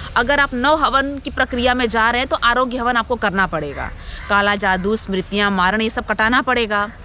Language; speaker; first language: Hindi; native; Hindi